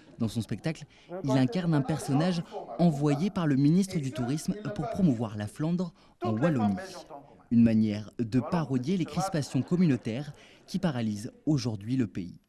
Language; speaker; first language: French; native; French